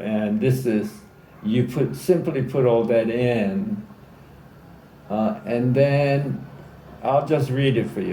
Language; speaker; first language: English; native; English